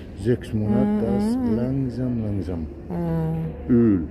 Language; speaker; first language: German; non-native, learner; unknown